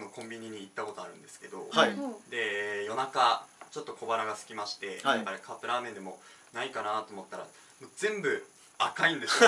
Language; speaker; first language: Japanese; non-native, fluent; Korean